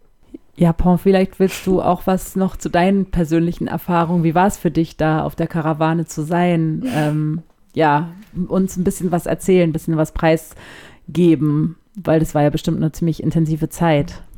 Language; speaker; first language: German; native; German